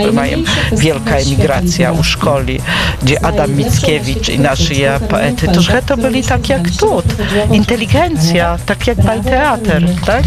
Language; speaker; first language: Polish; non-native, local second language; Belarusian